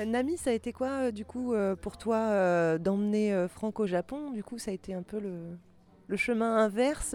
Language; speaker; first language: French; native; French